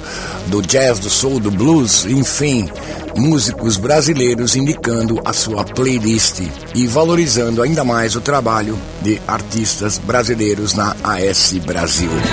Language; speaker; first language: Portuguese; native; Portuguese